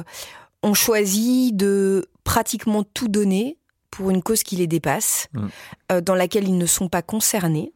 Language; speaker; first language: French; native; French